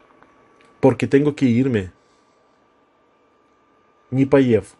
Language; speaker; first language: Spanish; non-native, fluent; Russian